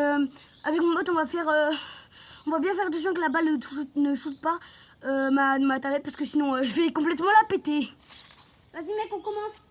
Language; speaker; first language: French; native; French